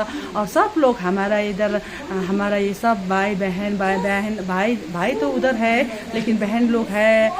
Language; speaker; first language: Hindi; non-native, local second language; Nepali